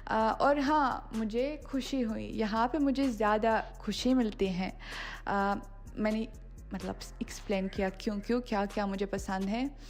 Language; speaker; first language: Hindi; non-native, fluent; Russian